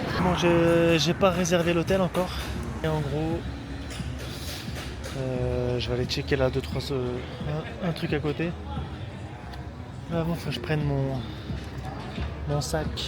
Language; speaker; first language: French; native; French